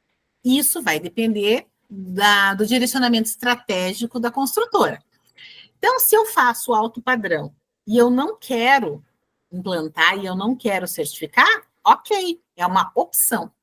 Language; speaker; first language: Portuguese; native; Portuguese